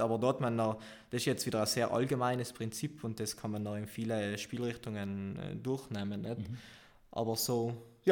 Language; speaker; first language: German; native; German